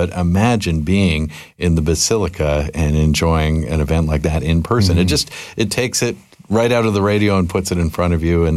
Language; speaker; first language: English; native; English